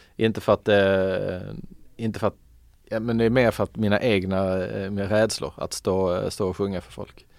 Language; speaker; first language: Swedish; early bilingual, other home language; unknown